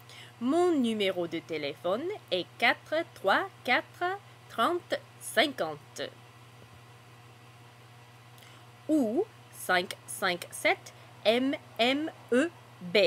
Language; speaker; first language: French; non-native, fluent; English